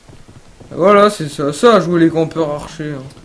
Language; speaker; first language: French; native; French